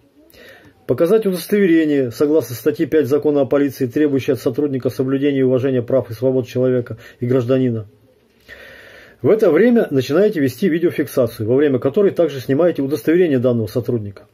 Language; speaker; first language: Russian; native; Russian